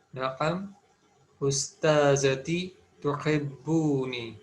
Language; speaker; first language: Arabic; non-native, fluent; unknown